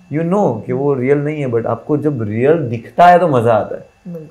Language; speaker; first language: Hindi; non-native, local second language; Gujarati